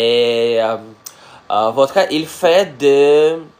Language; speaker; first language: French; non-native, learner; Russian